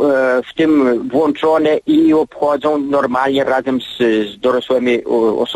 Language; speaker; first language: Polish; early bilingual, heritage; Polish